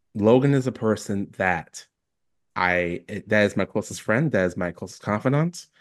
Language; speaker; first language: English; native; English